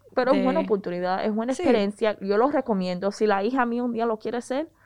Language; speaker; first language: Spanish; early bilingual, heritage; Spanish